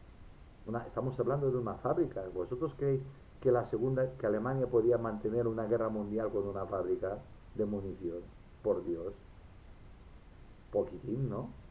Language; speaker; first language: Spanish; native; Spanish